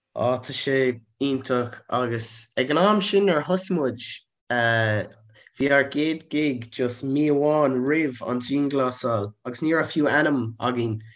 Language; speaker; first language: Irish; non-native, local second language; English